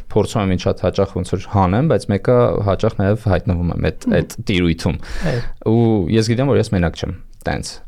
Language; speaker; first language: Armenian; native; Armenian